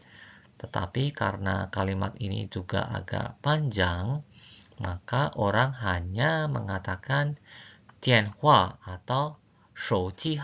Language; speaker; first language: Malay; non-native, fluent; Chinese